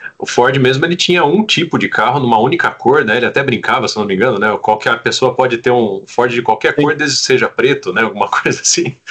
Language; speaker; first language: Portuguese; native; Portuguese